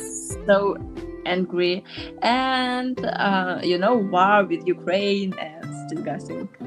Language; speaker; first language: English; non-native, learner; Russian